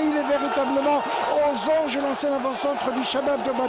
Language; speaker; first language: French; non-native, local second language; Arabic